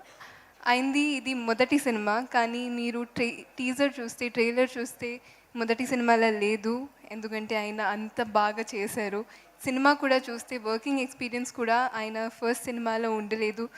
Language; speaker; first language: Telugu; non-native, fluent; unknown